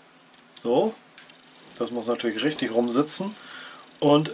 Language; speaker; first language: German; native; German